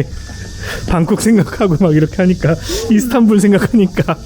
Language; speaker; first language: Korean; native; Korean